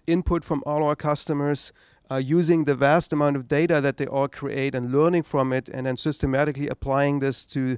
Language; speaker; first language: English; non-native, fluent; German